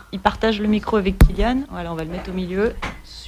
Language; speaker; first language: French; native; French